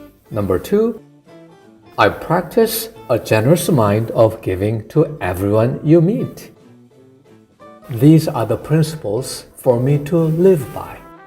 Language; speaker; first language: English; non-native, fluent; Korean